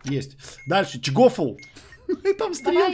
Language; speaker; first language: Russian; native; Russian